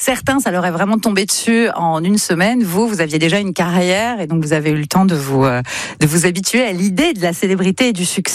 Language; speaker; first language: French; native; French